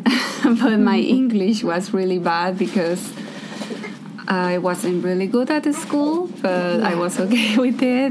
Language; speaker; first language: English; non-native, fluent; Spanish